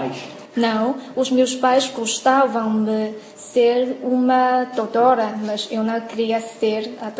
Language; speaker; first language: Portuguese; non-native, learner; Chinese